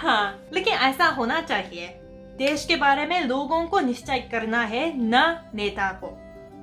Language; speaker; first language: Hindi; non-native, fluent; Japanese